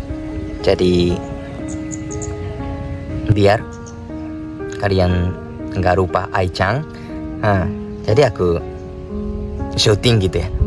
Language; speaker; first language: Indonesian; non-native, fluent; Japanese